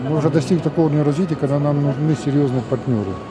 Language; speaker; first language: Russian; native; Russian